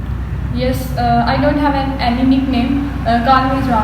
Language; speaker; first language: English; non-native, local second language; Urdu